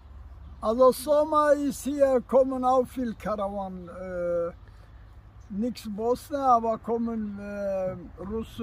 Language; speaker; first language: German; non-native, learner; Turkish